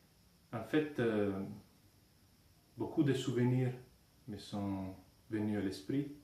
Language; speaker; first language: French; non-native, fluent; Italian